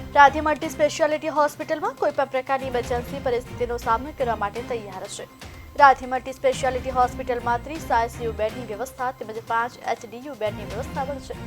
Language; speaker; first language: Gujarati; native; Gujarati